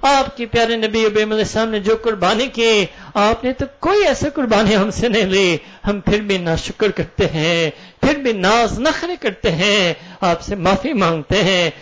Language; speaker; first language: Urdu; native; Urdu